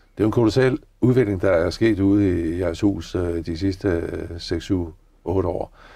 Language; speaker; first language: Danish; native; Danish